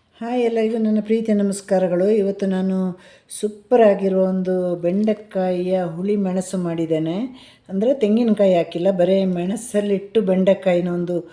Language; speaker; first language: Kannada; non-native, local second language; Malayalam